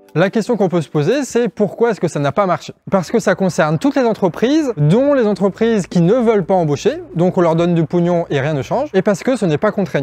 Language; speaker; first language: French; native; French